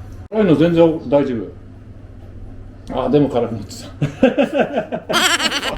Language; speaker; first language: Japanese; native; Japanese